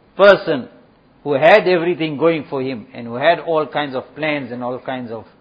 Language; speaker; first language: English; native; English